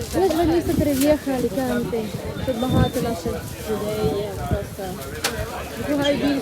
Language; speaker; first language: Ukrainian; non-native, local second language; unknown